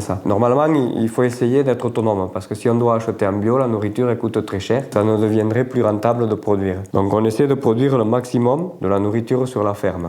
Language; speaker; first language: French; native; French